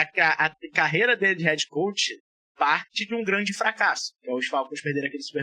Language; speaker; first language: Portuguese; native; Portuguese